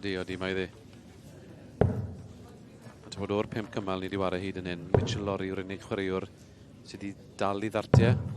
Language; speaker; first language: Welsh; native; Welsh